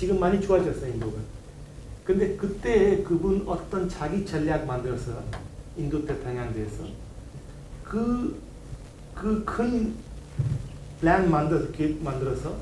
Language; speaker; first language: Korean; non-native, learner; Hindi